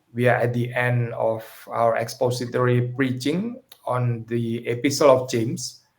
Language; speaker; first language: English; non-native, fluent; Indonesian